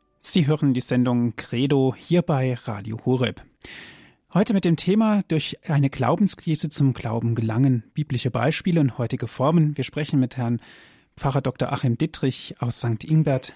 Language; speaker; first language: German; native; German